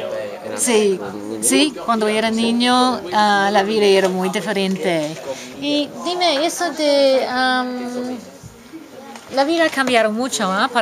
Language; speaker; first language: Spanish; non-native, fluent; English